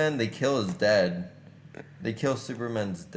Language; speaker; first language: English; native; English